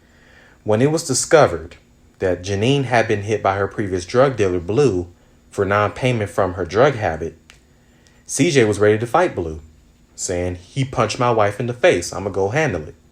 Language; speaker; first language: English; native; English